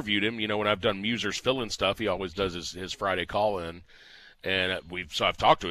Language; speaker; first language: English; native; English